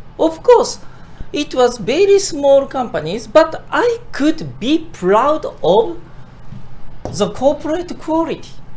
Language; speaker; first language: English; non-native, fluent; Japanese